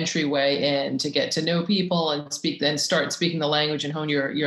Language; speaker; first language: English; native; English